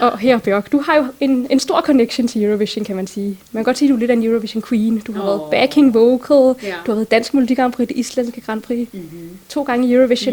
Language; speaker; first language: Danish; native; Danish